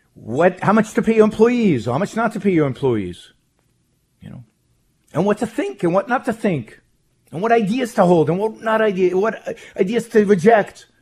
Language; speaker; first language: English; non-native, fluent; Hebrew